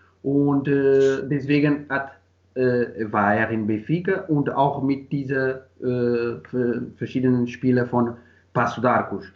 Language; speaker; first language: German; non-native, learner; Portuguese